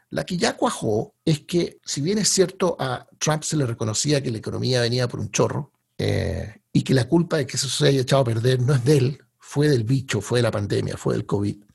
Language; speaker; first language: Spanish; native; Spanish